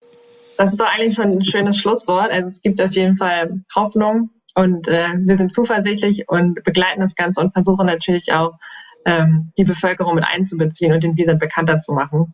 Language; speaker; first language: German; native; German